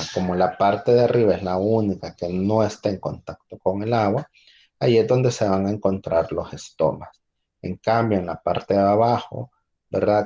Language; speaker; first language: Spanish; native; Spanish